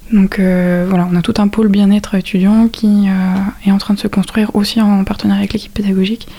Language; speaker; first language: French; native; French